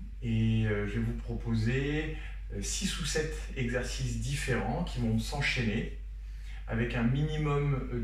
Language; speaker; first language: French; native; French